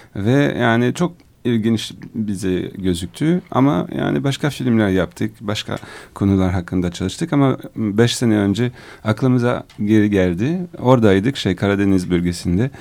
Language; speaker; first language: Turkish; non-native, learner; French